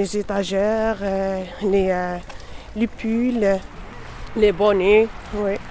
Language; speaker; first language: French; non-native, learner; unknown